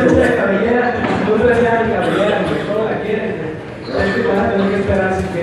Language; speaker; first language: Spanish; native; Spanish